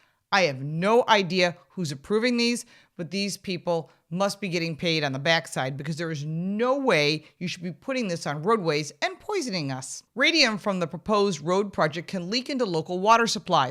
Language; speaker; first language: English; native; English